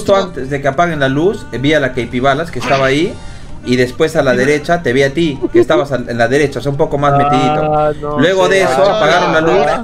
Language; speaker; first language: Spanish; native; Spanish